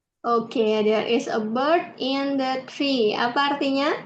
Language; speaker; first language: English; non-native, fluent; Indonesian